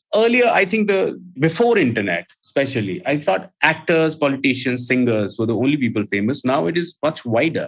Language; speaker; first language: English; non-native, local second language; Hindi